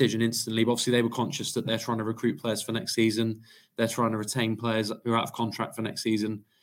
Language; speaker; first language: English; native; English